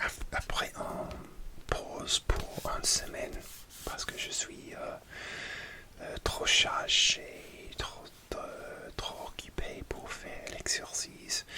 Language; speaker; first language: French; non-native, learner; English